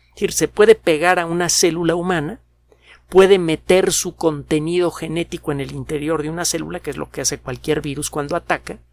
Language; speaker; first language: Spanish; native; Spanish